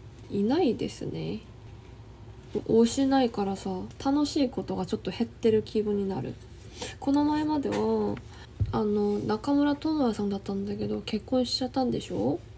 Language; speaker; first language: Japanese; non-native, fluent; Korean